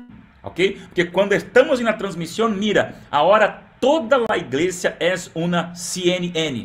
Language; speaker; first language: Spanish; non-native, learner; Portuguese